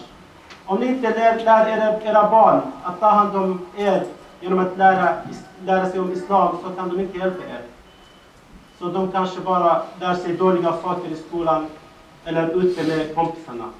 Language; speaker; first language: Swedish; non-native, fluent; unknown